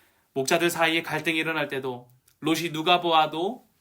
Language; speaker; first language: Korean; native; Korean